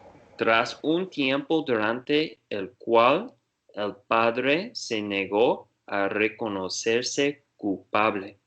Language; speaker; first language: Spanish; non-native, learner; English